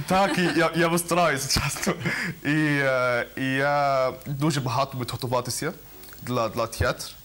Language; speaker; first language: Ukrainian; non-native, learner; Arabic